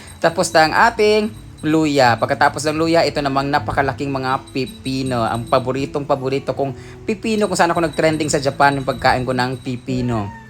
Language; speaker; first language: Filipino; non-native, local second language; Cebuano